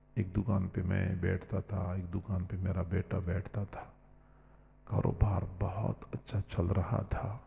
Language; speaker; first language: Urdu; non-native, local second language; Punjabi